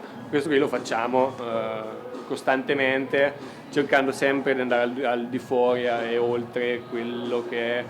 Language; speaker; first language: Italian; native; Italian